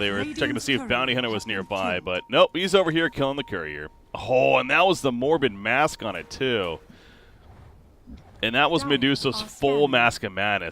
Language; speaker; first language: English; native; English